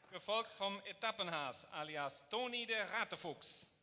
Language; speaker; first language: German; native; German